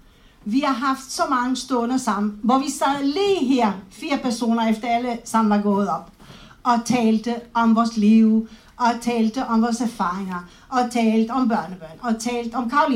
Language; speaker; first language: Danish; non-native, fluent; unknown